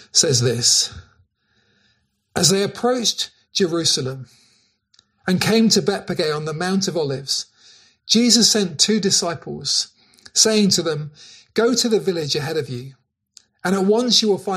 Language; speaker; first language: English; native; English